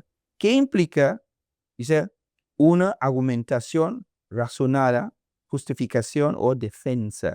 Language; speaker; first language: Spanish; non-native, learner; English